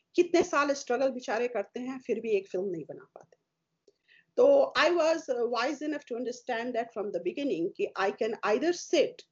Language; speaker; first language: Hindi; native; Hindi